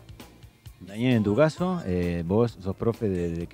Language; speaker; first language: Spanish; native; Spanish